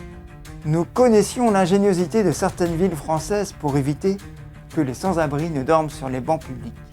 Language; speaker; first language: French; native; French